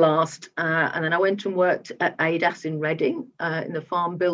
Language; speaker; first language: English; native; English